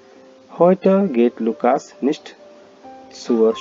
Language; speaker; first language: German; non-native, fluent; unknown